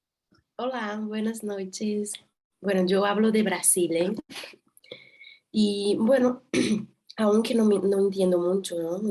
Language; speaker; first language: Spanish; non-native, learner; Portuguese